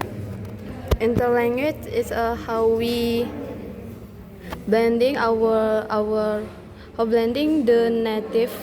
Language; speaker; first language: English; non-native, learner; Indonesian